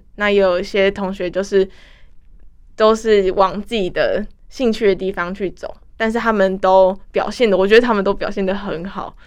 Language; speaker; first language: Chinese; native; Chinese